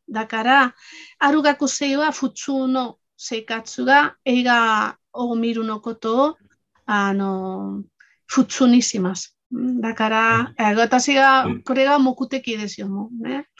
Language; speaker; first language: Japanese; non-native, fluent; Spanish